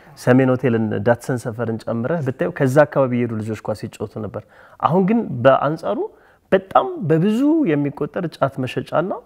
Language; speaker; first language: Amharic; native; Amharic